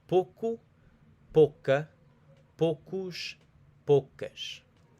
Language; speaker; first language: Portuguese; non-native, fluent; English